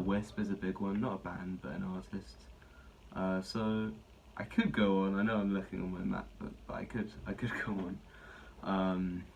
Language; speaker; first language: English; native; English